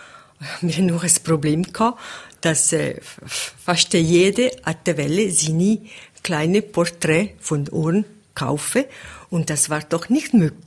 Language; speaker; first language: German; non-native, local second language; Italian